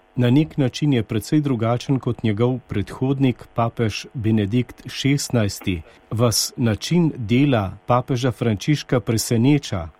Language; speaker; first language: Slovenian; native; Slovenian